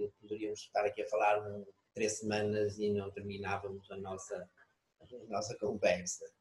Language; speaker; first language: Portuguese; native; Portuguese